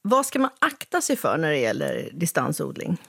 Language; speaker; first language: Swedish; native; Swedish